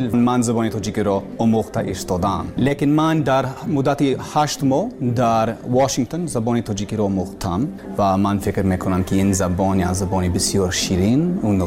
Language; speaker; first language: Persian; non-native, learner; English